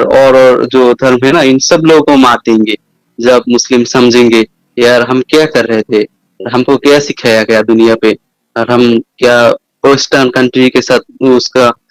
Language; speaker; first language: Hindi; non-native, fluent; Bangla